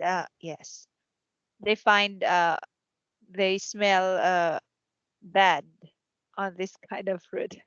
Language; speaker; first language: English; non-native, fluent; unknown